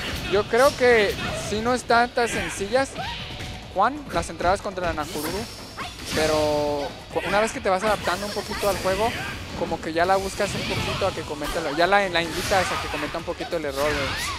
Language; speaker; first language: Spanish; native; Spanish